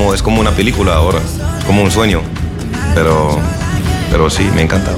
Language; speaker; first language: Spanish; non-native, learner; French